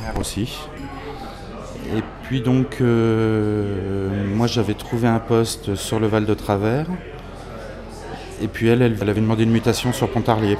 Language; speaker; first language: French; native; French